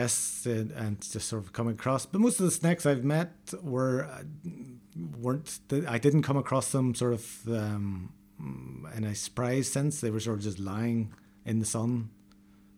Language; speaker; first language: English; native; English